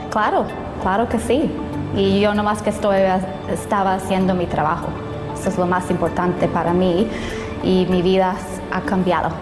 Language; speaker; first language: Spanish; early bilingual, heritage; Spanish